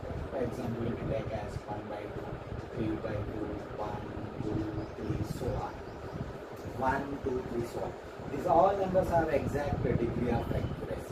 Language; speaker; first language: English; non-native, local second language; Telugu